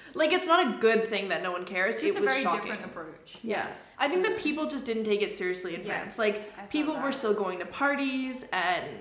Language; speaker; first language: English; native; English